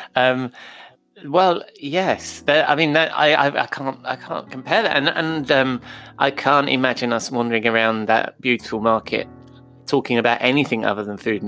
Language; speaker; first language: English; native; English